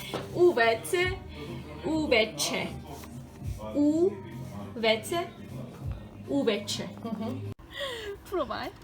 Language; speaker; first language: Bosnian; non-native, learner; Korean